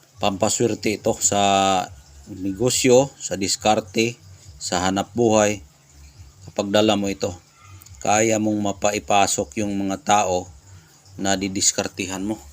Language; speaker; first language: Filipino; non-native, local second language; Cebuano